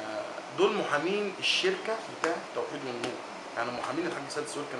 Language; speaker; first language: Arabic; native; Arabic